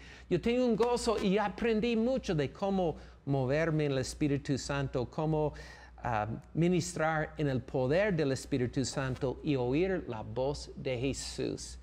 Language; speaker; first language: Spanish; non-native, fluent; English